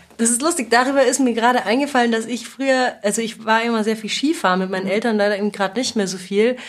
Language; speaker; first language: German; native; German